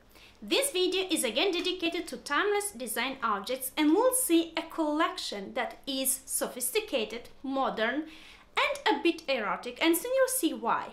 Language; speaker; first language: English; non-native, fluent; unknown